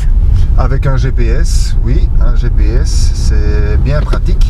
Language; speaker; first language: French; native; French